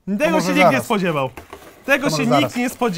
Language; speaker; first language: Polish; native; Polish